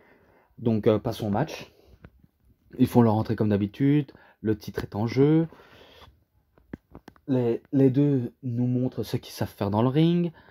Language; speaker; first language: French; native; French